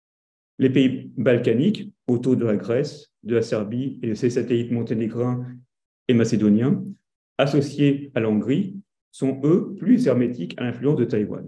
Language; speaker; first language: French; native; French